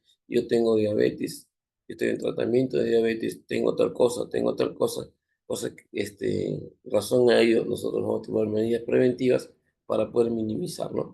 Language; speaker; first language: Spanish; native; Spanish